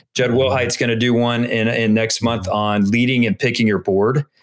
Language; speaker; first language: English; native; English